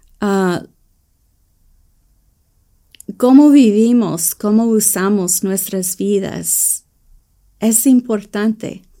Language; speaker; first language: Spanish; early bilingual, heritage; English